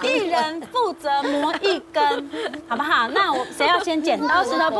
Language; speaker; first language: Chinese; native; Chinese